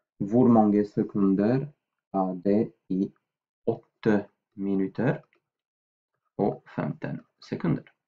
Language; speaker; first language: Norwegian; non-native, fluent; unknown